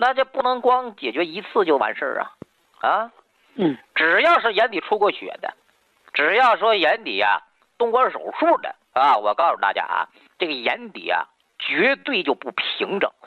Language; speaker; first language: Chinese; native; Chinese